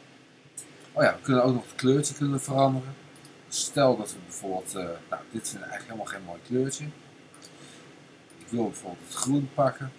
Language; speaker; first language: Dutch; native; Dutch